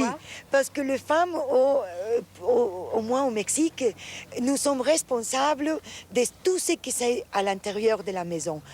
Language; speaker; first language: French; non-native, fluent; Spanish